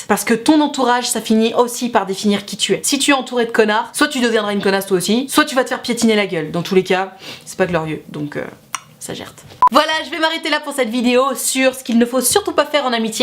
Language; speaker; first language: French; native; French